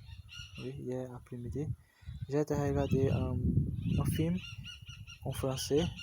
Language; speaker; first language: French; non-native, learner; Portuguese